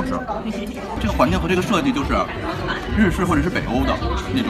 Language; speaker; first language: Chinese; native; Chinese